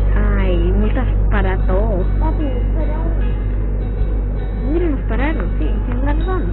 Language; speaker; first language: Spanish; early bilingual, heritage; English